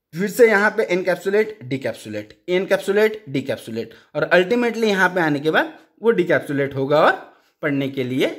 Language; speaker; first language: Hindi; non-native, local second language; Marathi